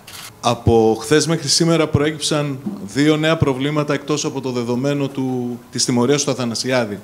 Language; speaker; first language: Greek; native; Greek